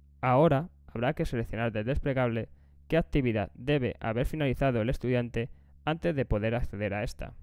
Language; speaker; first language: Spanish; native; Spanish